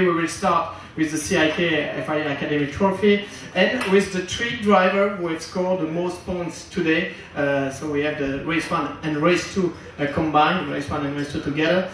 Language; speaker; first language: English; non-native, fluent; French